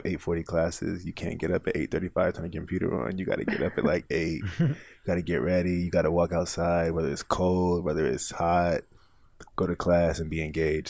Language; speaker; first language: English; native; English